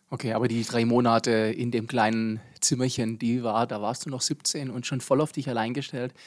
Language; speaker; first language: German; native; German